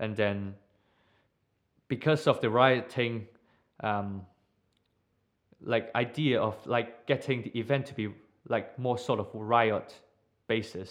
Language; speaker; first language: English; non-native, local second language; Cantonese